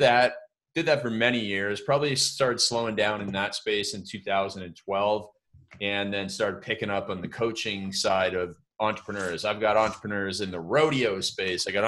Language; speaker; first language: English; native; English